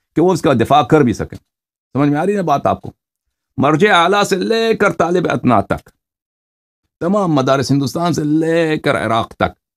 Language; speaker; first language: Hindi; non-native, fluent; Persian